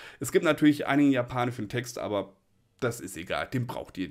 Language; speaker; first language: German; native; German